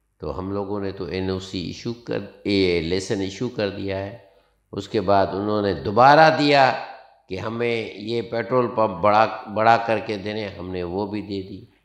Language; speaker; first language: Urdu; non-native, local second language; Sindhi